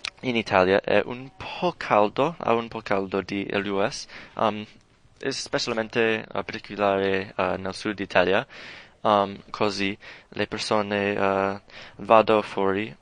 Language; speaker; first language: Italian; non-native, learner; English